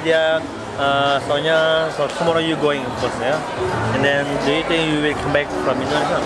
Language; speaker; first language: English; non-native, learner; Indonesian